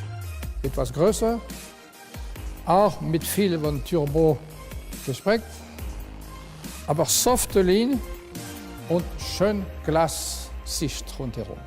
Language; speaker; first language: German; non-native, fluent; French